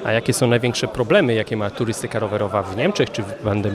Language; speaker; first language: Polish; native; Polish